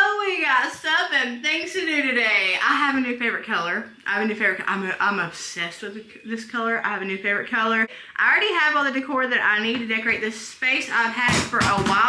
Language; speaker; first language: English; native; English